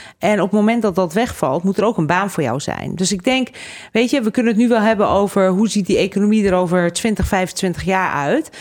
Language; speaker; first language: Dutch; native; Dutch